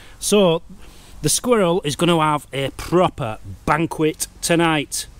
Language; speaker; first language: English; native; English